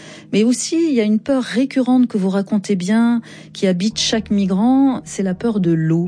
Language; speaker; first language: French; native; French